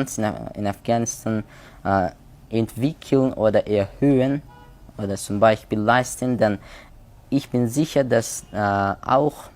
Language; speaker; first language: German; non-native, learner; Persian